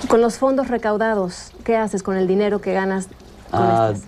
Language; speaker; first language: Spanish; native; Spanish